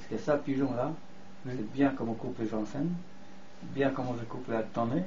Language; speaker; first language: French; non-native, learner; Polish